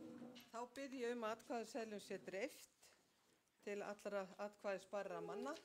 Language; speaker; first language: Icelandic; native; Icelandic